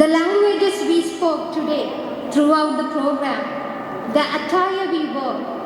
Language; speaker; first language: English; non-native, local second language; Tamil